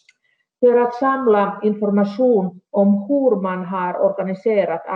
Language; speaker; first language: Swedish; non-native, local second language; Finnish